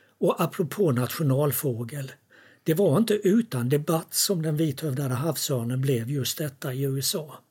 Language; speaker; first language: Swedish; native; Swedish